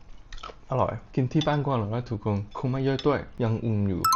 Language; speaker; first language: Thai; non-native, learner; English